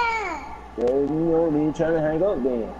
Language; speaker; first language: English; native; English